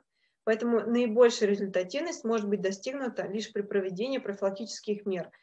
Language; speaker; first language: Russian; native; Russian